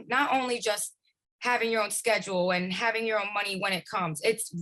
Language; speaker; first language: English; native; English